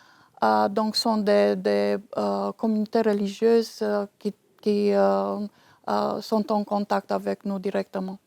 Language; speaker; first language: French; non-native, fluent; Romanian